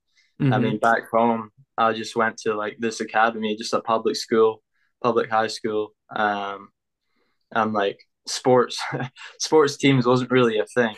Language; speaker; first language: English; native; English